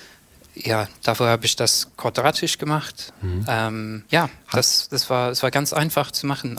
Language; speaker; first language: German; non-native, learner; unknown